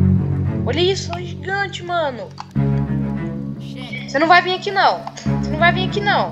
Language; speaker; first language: Portuguese; native; Portuguese